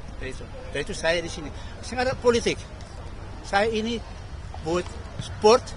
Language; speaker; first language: Indonesian; early bilingual, heritage; Indonesian